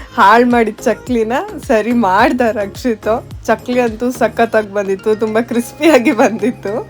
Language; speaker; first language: Kannada; native; Kannada